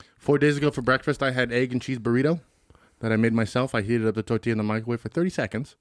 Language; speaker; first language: English; native; English